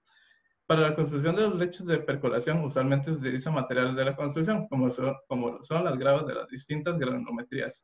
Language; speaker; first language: Spanish; native; Spanish